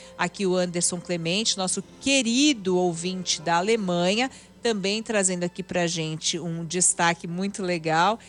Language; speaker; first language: Portuguese; native; Portuguese